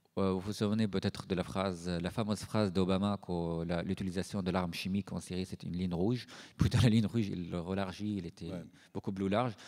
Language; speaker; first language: French; non-native, fluent; Arabic